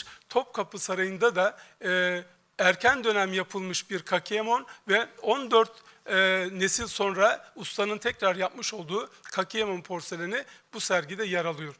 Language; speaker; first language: Turkish; native; Turkish